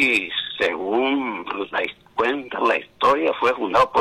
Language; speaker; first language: Spanish; native; Spanish